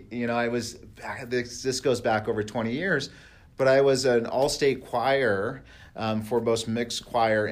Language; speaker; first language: English; native; English